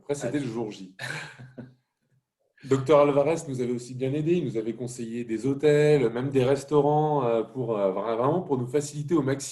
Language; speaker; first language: French; native; French